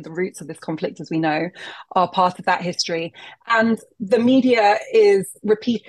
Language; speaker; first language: English; native; English